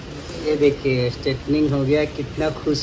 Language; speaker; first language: Hindi; non-native, local second language; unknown